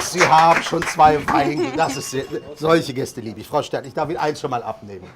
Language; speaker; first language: German; native; German